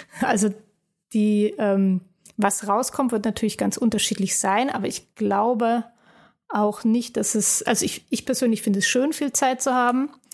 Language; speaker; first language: German; native; German